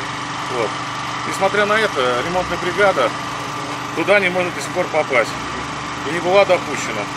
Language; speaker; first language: Russian; native; Russian